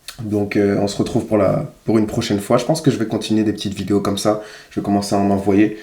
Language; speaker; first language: French; native; French